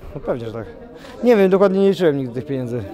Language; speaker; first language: Polish; native; Polish